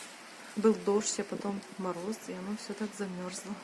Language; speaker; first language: Russian; native; Russian